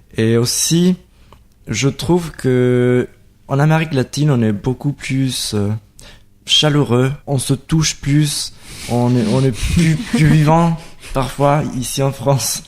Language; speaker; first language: French; non-native, fluent; Spanish